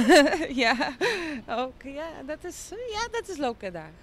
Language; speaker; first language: Dutch; non-native, learner; Polish